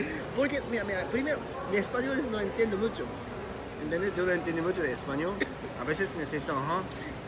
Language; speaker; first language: Spanish; non-native, learner; Japanese